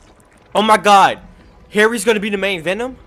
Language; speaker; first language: English; native; English